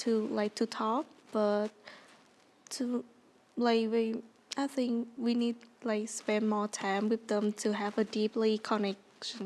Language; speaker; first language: English; non-native, learner; Vietnamese